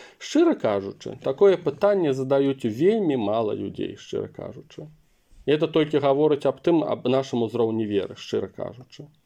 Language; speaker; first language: Belarusian; non-native, local second language; Russian